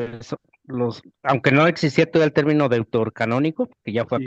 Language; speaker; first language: Spanish; native; Spanish